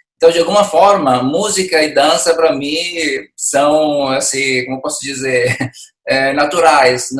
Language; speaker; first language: Portuguese; non-native, fluent; Italian